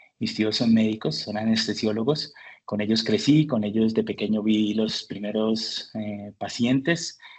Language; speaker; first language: Spanish; early bilingual, heritage; Spanish